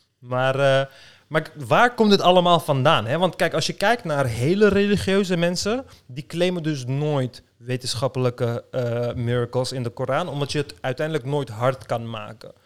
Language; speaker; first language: Dutch; early bilingual, other home language; Turkish